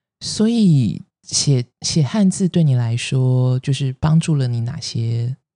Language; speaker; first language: Chinese; native; Chinese